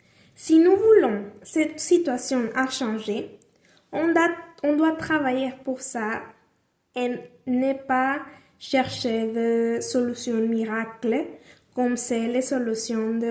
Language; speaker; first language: French; non-native, learner; Spanish